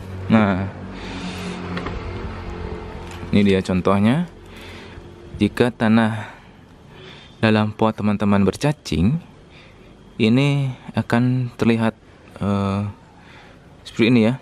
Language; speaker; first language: Indonesian; native; Indonesian